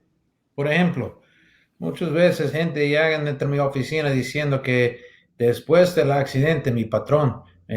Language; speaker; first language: Spanish; non-native, learner; English